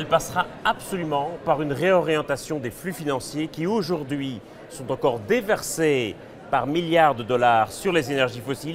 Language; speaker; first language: French; native; French